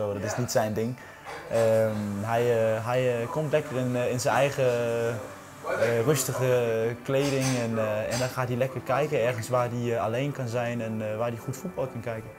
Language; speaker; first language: Dutch; non-native, fluent; Danish